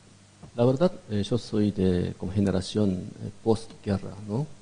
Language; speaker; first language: Spanish; non-native, fluent; Korean